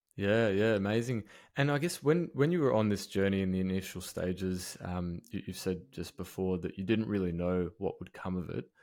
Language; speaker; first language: English; native; English